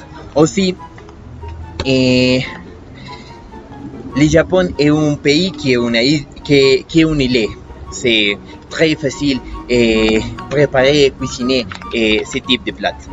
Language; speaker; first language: French; non-native, learner; Spanish